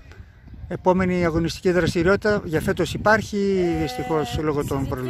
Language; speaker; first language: Greek; native; Greek